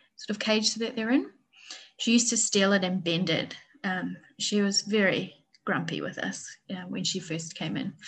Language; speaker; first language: English; native; English